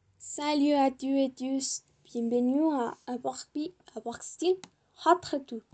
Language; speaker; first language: French; non-native, learner; Spanish